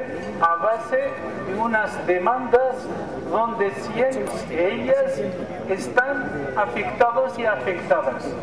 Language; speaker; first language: Spanish; non-native, fluent; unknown